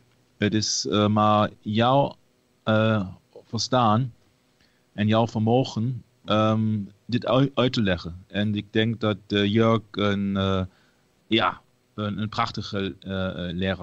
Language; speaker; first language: Dutch; non-native, learner; German